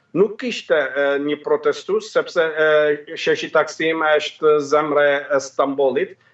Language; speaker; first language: Albanian; early bilingual, heritage; Albanian